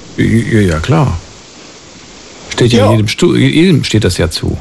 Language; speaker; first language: German; native; German